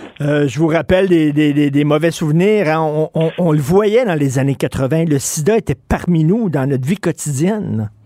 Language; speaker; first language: French; native; French